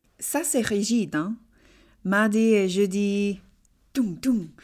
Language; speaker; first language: French; non-native, learner; English